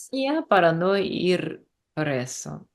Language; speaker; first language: Spanish; non-native, learner; English